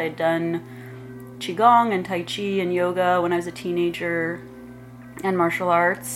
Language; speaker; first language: English; native; English